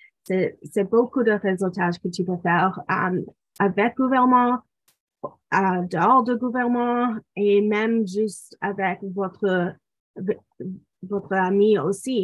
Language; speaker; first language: French; non-native, local second language; English